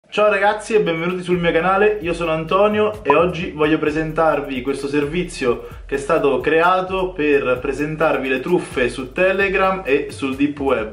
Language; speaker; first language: Italian; native; Italian